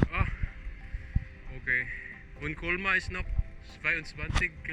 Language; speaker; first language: German; non-native, learner; Filipino